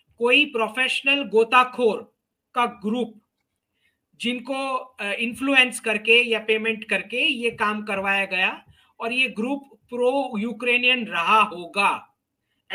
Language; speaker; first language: Hindi; native; Hindi